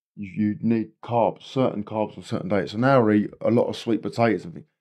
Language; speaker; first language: English; native; English